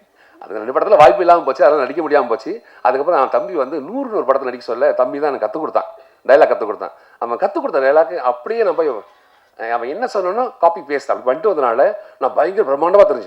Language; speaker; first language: Tamil; native; Tamil